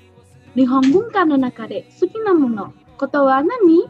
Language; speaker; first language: Japanese; non-native, learner; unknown